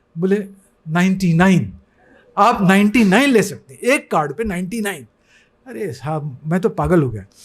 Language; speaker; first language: Urdu; native; Urdu